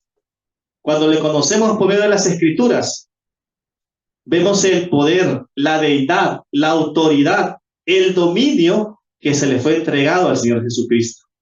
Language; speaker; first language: Spanish; native; Spanish